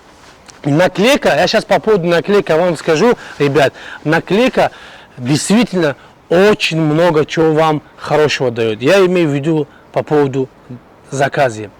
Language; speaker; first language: Russian; non-native, fluent; Tajik